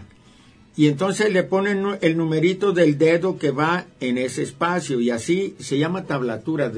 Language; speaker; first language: Spanish; native; Spanish